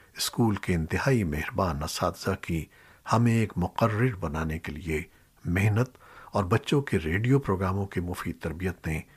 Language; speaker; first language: Urdu; native; Urdu